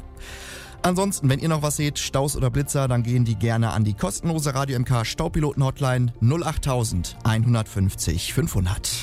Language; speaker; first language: German; native; German